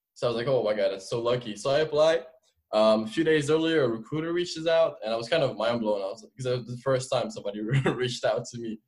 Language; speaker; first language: English; non-native, fluent; French